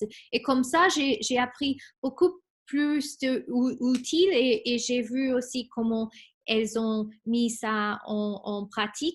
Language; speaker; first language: French; non-native, fluent; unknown